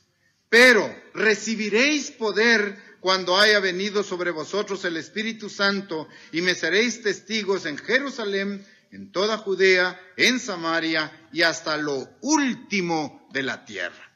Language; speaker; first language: Spanish; native; Spanish